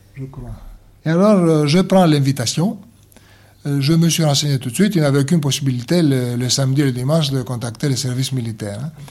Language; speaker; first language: French; non-native, fluent; Greek